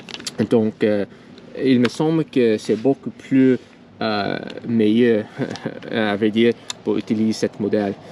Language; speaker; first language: French; non-native, learner; English